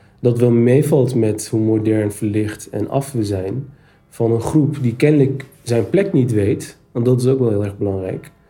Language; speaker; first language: Dutch; early bilingual, other home language; Turkish